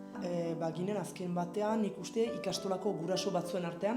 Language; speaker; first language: Basque; native; Basque